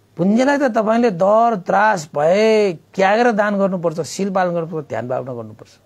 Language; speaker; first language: Nepali; non-native, local second language; Newari